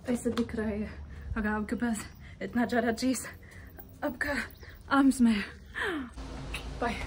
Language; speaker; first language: Hindi; non-native, learner; German